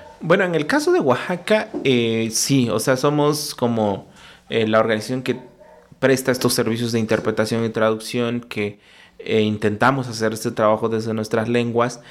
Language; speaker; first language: Spanish; non-native, local second language; Mixtepec Mixtec